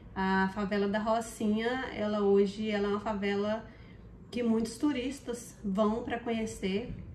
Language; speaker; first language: Portuguese; native; Portuguese